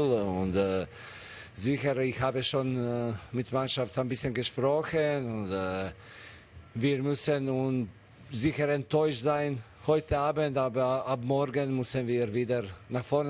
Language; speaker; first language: German; non-native, fluent; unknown